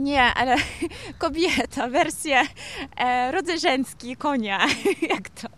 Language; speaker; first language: Polish; non-native, learner; Kazakh